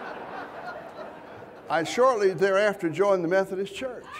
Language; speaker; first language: English; native; English